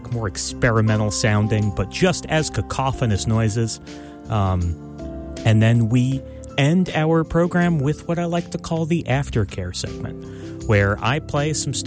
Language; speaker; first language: English; native; English